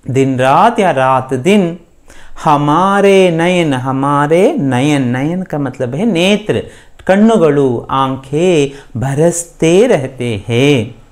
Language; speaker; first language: Hindi; non-native, local second language; Kannada